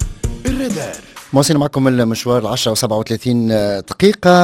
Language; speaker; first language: Arabic; native; Arabic